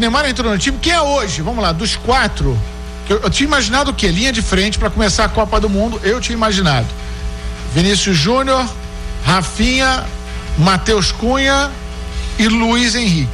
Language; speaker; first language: Portuguese; native; Portuguese